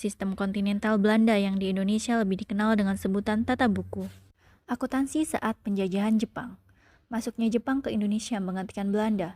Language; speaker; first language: Indonesian; native; Indonesian